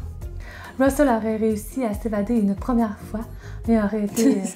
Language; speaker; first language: French; native; French